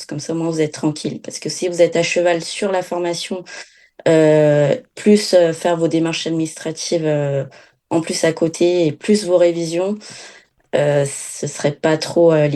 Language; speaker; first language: French; native; French